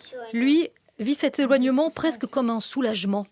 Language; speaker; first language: French; native; French